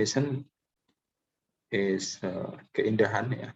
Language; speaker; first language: English; non-native, local second language; Indonesian